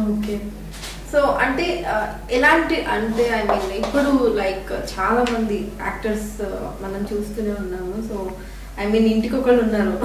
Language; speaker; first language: Telugu; native; Telugu